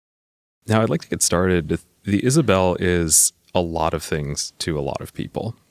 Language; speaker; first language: English; native; English